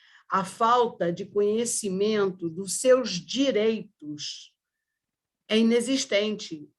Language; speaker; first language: Portuguese; early bilingual, other home language; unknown